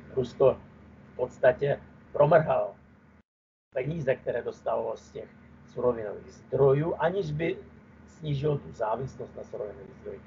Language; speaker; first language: Czech; non-native, fluent; Russian